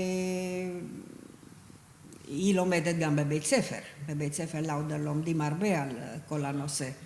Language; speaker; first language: Hebrew; non-native, fluent; Romanian